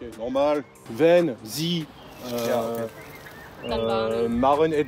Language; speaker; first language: German; non-native, learner; French